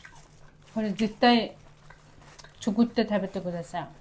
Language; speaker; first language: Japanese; non-native, fluent; Mongolian